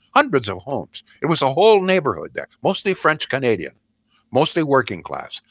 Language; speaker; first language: English; native; English